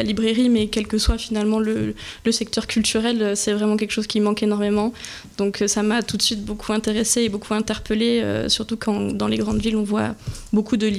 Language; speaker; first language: French; native; French